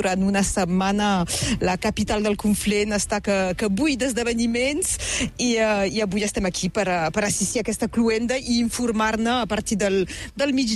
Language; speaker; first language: Catalan; native; Catalan